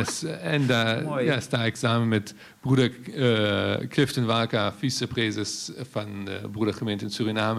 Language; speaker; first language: Dutch; non-native, fluent; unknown